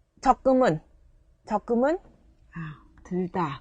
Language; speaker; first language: Korean; non-native, fluent; Vietnamese